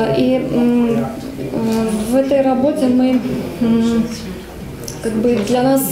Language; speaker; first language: Russian; native; Russian